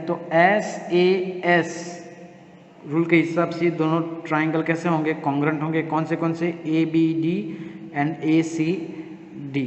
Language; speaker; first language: Hindi; native; Hindi